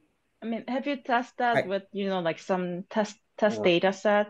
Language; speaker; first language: English; non-native, fluent; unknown